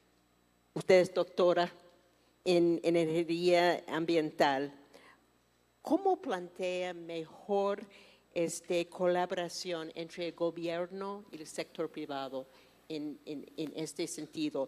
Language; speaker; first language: Spanish; non-native, fluent; English